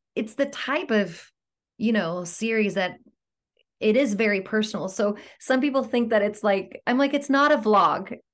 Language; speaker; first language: English; non-native, fluent; Greek